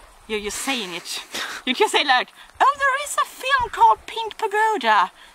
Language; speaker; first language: English; non-native, fluent; Swedish